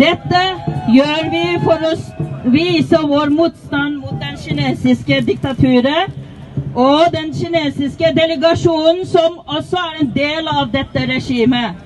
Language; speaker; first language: Norwegian; non-native, fluent; Tibetan